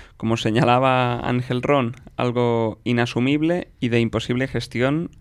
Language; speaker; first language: Spanish; non-native, local second language; Catalan